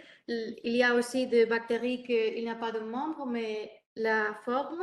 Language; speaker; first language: French; non-native, learner; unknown